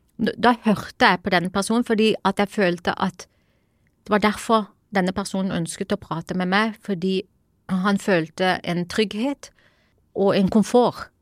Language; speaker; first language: Norwegian; early bilingual, other home language; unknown